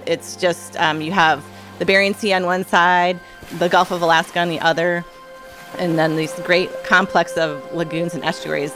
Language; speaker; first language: English; native; English